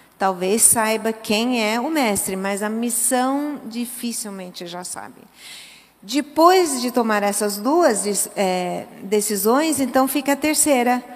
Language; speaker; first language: Portuguese; early bilingual, other home language; English